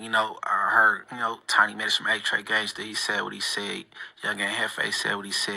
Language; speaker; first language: English; native; English